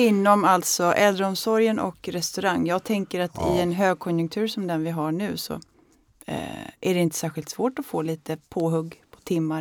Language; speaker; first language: Swedish; native; Swedish